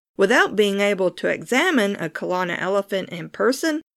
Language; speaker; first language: English; native; English